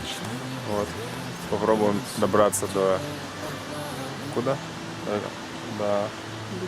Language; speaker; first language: Russian; native; Russian